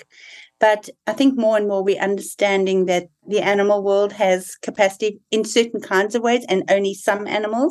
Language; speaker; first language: English; native; English